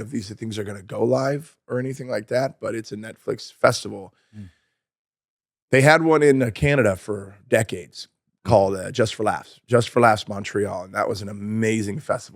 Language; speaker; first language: English; native; English